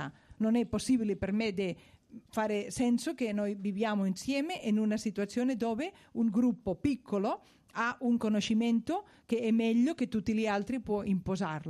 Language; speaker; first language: Italian; non-native, fluent; Spanish